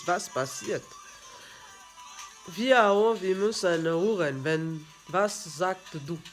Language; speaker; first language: German; non-native, learner; French